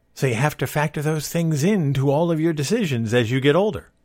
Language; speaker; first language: English; native; English